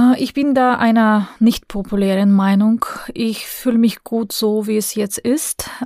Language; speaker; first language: German; non-native, fluent; Russian